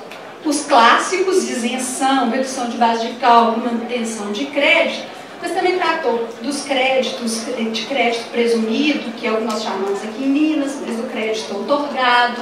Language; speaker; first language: Portuguese; native; Portuguese